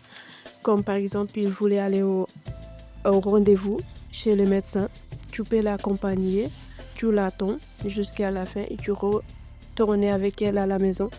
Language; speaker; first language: French; non-native, learner; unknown